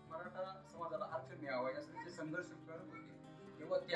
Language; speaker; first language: Marathi; native; Marathi